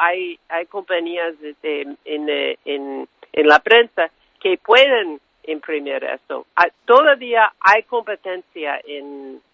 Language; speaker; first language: Spanish; non-native, fluent; English